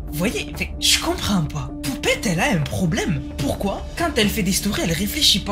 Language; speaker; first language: French; native; French